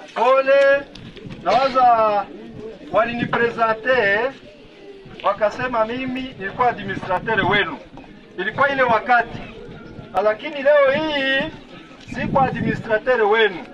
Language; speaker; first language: Swahili; non-native, local second language; Kinyarwanda